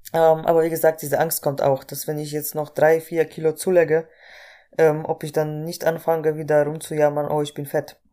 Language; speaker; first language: German; non-native, fluent; Polish